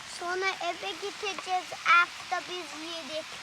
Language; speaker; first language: Turkish; early bilingual, heritage; Turkish